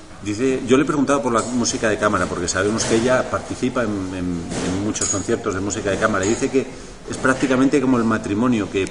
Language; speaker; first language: Spanish; native; Spanish